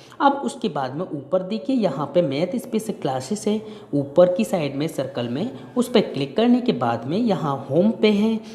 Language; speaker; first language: Hindi; native; Hindi